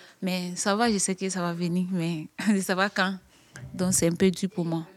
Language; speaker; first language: French; non-native, learner; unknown